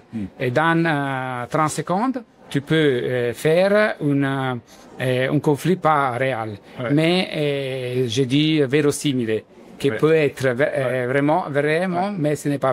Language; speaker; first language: French; non-native, learner; Italian